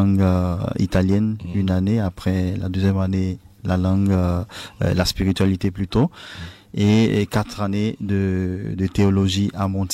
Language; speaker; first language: French; non-native, local second language; Baoulé